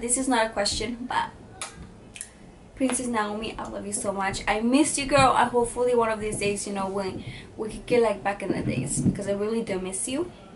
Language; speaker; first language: English; early bilingual, other home language; Spanish